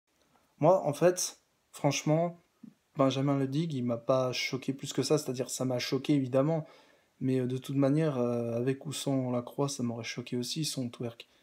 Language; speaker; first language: French; native; French